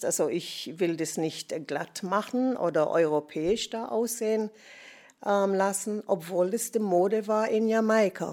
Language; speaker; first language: German; non-native, fluent; English